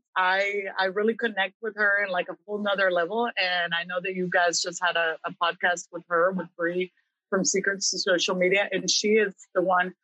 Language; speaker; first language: English; early bilingual, other home language; Spanish